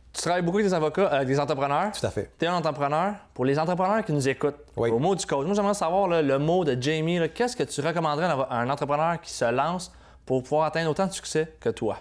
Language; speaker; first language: French; native; French